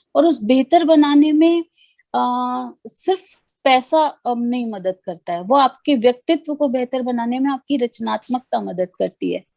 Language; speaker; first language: Hindi; native; Hindi